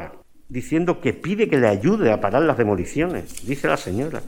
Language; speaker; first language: Spanish; native; Spanish